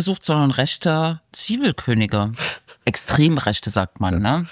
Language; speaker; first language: German; native; German